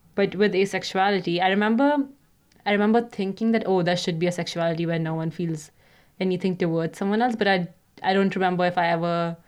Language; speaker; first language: English; non-native, local second language; Hindi